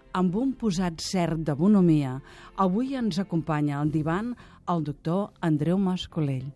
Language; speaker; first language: Catalan; native; Catalan